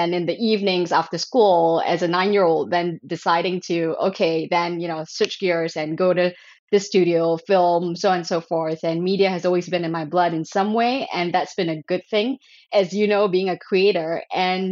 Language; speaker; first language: English; non-native, local second language; Chinese